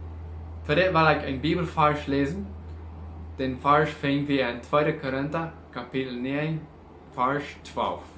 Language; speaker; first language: German; non-native, learner; Plautdietsch